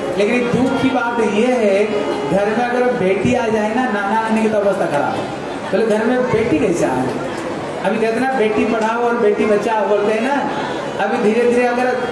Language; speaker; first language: Hindi; native; Hindi